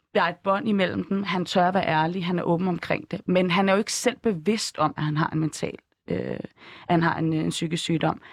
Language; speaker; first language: Danish; native; Danish